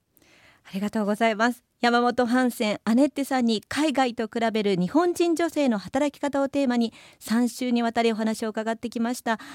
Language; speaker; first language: Japanese; native; Japanese